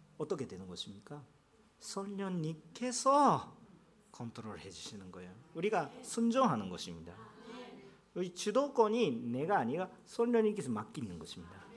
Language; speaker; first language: Korean; non-native, fluent; Japanese